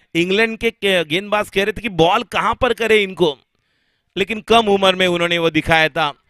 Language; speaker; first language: Hindi; non-native, local second language; Marathi